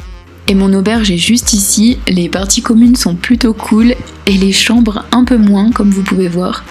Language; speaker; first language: French; native; French